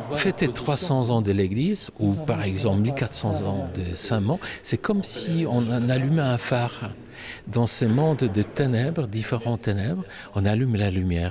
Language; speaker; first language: French; non-native, fluent; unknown